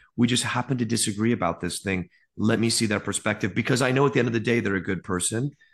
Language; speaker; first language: English; early bilingual, other home language; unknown